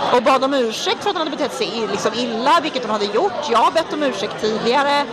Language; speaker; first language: Swedish; native; Swedish